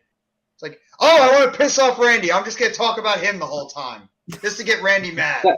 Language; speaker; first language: English; native; English